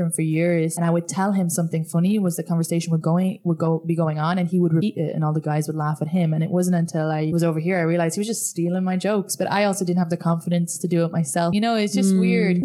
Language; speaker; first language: English; native; English